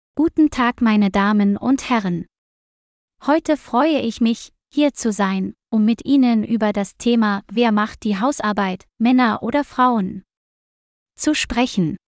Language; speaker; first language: German; non-native, learner; Vietnamese